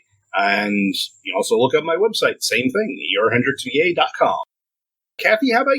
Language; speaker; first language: English; native; English